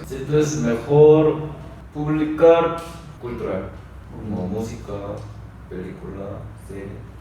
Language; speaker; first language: Spanish; non-native, learner; Korean